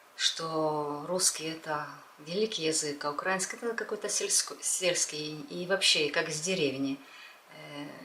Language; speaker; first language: Russian; non-native, local second language; Ukrainian